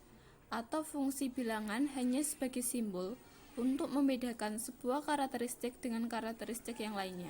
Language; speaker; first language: Indonesian; native; Indonesian